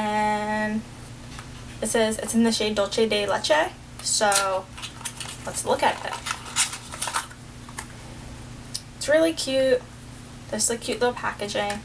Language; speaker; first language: English; native; English